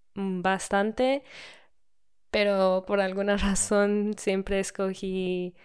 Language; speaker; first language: Spanish; early bilingual, heritage; Spanish